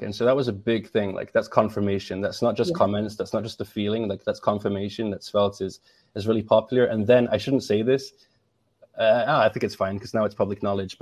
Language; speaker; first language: English; native; English